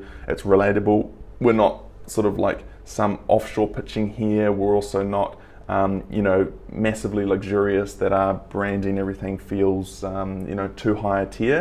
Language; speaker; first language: English; native; English